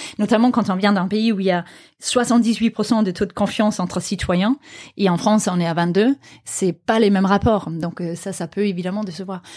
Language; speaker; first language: French; non-native, fluent; Danish